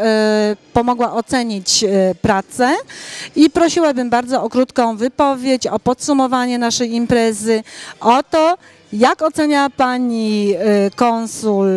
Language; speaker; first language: Polish; native; Polish